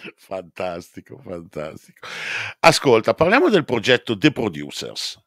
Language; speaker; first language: Italian; native; Italian